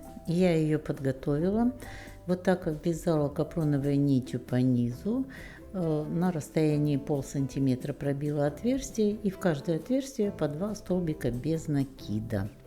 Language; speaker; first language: Russian; native; Russian